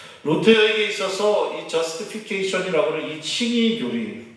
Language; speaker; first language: Korean; native; Korean